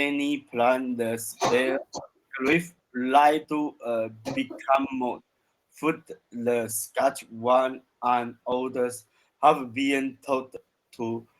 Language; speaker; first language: English; non-native, learner; Chinese